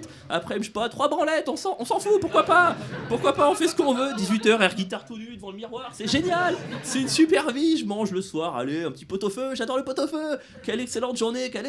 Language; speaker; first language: French; native; French